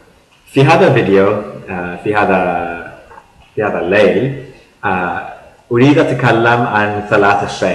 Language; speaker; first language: Arabic; non-native, learner; English